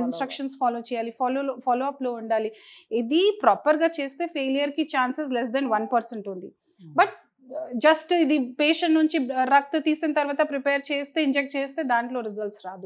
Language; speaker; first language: Telugu; non-native, local second language; Hindi